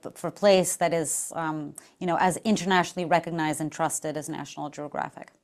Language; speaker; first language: English; non-native, fluent; Portuguese